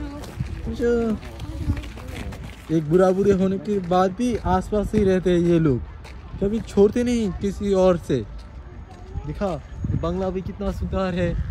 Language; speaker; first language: Hindi; non-native, learner; Bangla